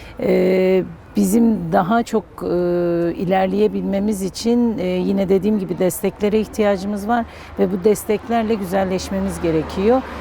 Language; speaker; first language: Turkish; non-native, local second language; Kurdish